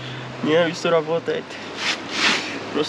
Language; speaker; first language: Russian; non-native, local second language; Kyrgyz